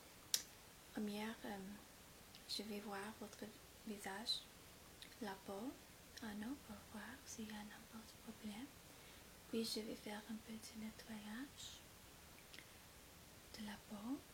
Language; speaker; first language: French; non-native, fluent; English